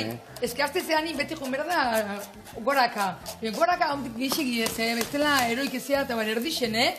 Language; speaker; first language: Basque; native; Basque